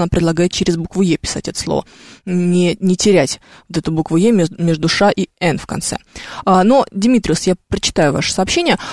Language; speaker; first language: Russian; native; Russian